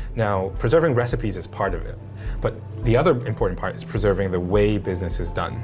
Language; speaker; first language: English; non-native, local second language; Cantonese